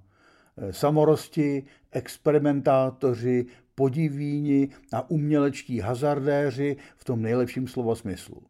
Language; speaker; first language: Czech; native; Czech